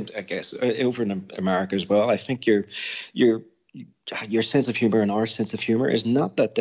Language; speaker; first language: English; native; English